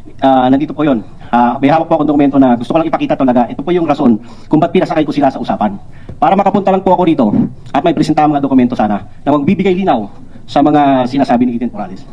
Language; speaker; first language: Filipino; non-native, local second language; Cebuano